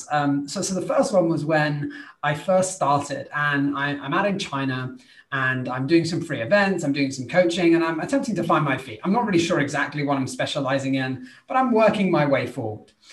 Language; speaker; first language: English; native; English